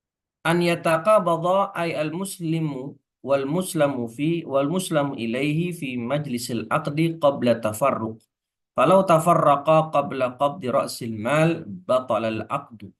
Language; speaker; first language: Arabic; non-native, fluent; Indonesian